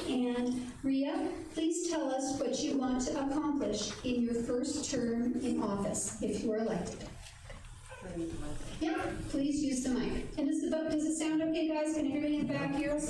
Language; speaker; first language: English; native; English